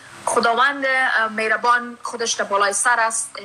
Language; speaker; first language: Persian; early bilingual, heritage; Persian